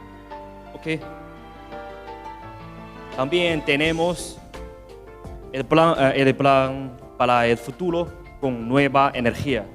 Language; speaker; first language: Spanish; non-native, learner; Chinese